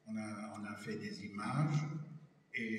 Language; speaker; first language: French; non-native, fluent; German